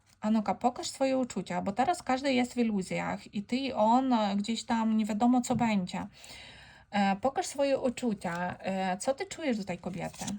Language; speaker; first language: Polish; non-native, fluent; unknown